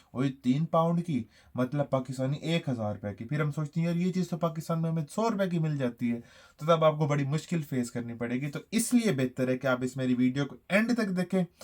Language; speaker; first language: Urdu; native; Urdu